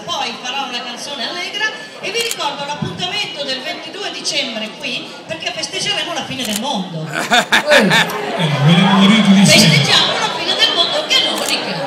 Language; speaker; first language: Italian; native; Italian